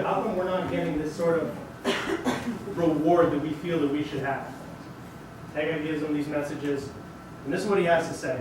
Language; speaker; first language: English; native; English